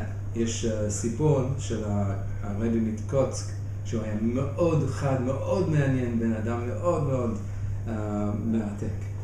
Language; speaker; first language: Hebrew; non-native, fluent; English